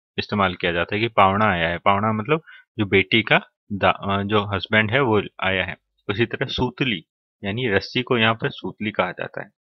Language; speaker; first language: Hindi; native; Hindi